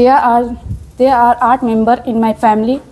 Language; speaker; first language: English; non-native, learner; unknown